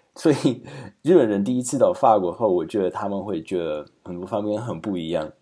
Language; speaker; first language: Chinese; non-native, fluent; Slovak